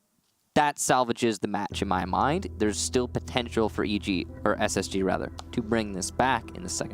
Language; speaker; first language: English; native; English